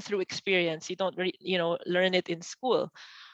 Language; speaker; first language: English; non-native, local second language; Filipino